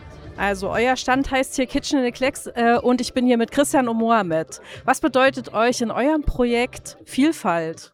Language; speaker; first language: German; native; German